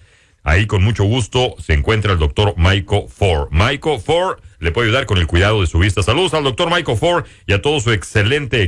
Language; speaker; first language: Spanish; native; Spanish